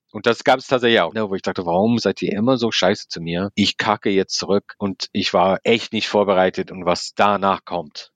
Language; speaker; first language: German; non-native, fluent; English